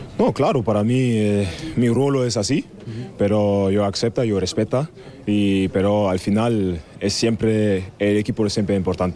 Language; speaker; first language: Spanish; non-native, learner; German